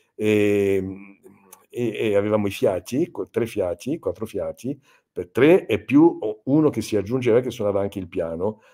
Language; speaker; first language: Italian; non-native, fluent; French